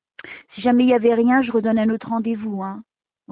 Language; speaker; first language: French; native; French